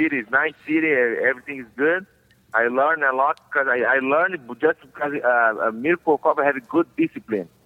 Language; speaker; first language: English; non-native, learner; Portuguese